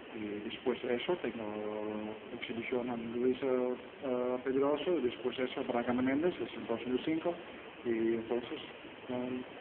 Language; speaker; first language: Spanish; non-native, learner; Dutch